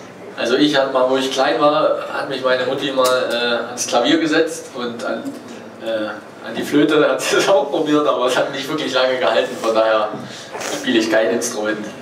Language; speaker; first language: German; native; German